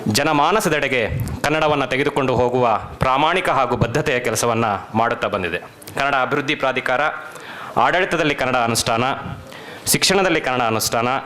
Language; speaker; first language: Kannada; native; Kannada